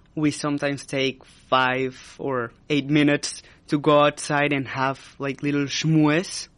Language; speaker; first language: English; non-native, fluent; Spanish